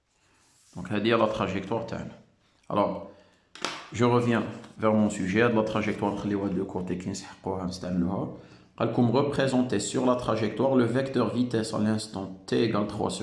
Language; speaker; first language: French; non-native, local second language; Arabic